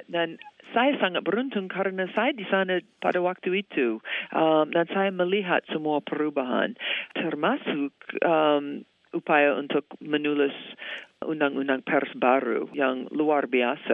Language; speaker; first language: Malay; non-native, fluent; English